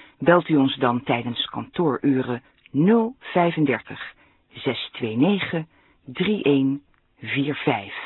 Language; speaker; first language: Dutch; native; Dutch